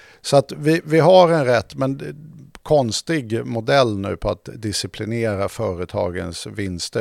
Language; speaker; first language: Swedish; native; Swedish